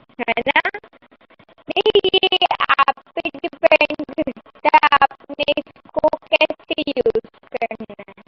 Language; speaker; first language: Urdu; native; Urdu